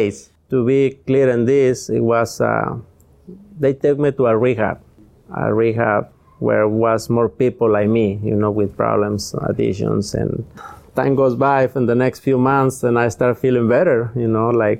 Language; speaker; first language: English; non-native, learner; Spanish